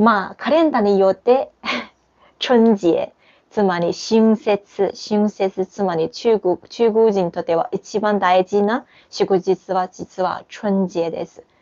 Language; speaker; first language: Japanese; non-native, fluent; Chinese